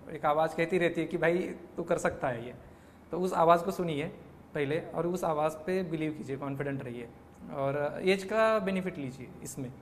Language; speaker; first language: Hindi; non-native, local second language; Marathi